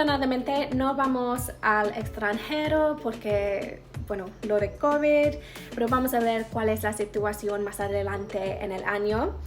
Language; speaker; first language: Spanish; non-native, learner; English